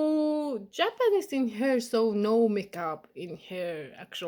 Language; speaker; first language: English; non-native, learner; Mongolian